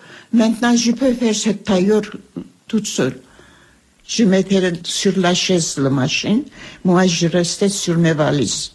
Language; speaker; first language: French; non-native, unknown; Armenian